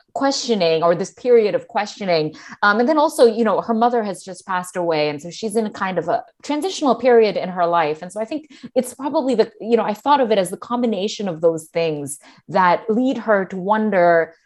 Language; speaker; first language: English; native; English